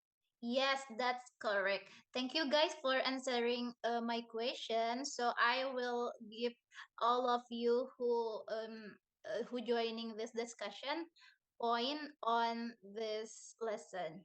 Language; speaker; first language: English; non-native, learner; Indonesian